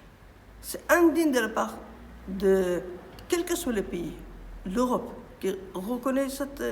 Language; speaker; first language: French; non-native, fluent; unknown